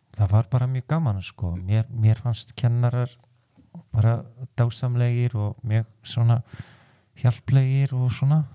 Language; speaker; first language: Icelandic; non-native, fluent; Polish